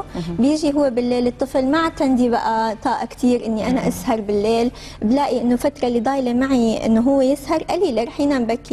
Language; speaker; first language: Arabic; native; Arabic